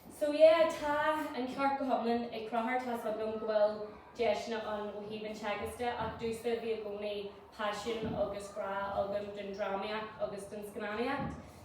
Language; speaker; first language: Irish; non-native, local second language; English